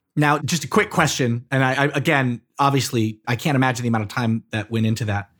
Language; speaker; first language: English; native; English